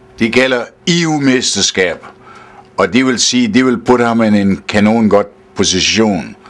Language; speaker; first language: Danish; non-native, fluent; English